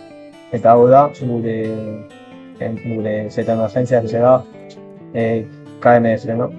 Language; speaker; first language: Basque; non-native, local second language; Spanish